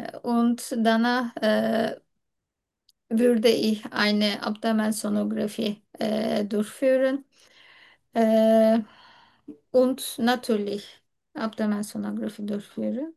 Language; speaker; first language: German; non-native, learner; Turkish